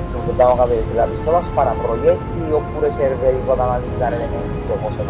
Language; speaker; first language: Italian; native; Italian